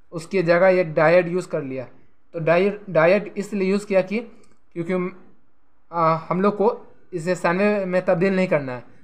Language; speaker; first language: Hindi; native; Hindi